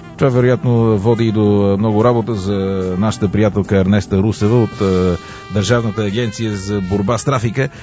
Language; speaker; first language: Bulgarian; native; Bulgarian